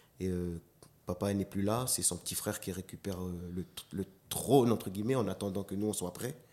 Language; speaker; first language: French; non-native, local second language; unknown